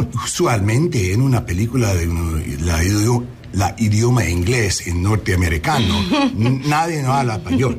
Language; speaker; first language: Spanish; early bilingual, heritage; English